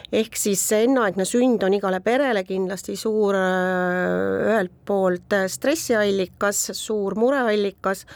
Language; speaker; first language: Estonian; native; Estonian